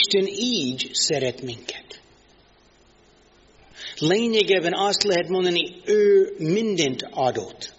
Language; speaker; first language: Hungarian; non-native, fluent; English